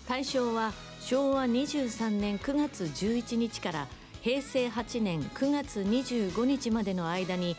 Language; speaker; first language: Japanese; native; Japanese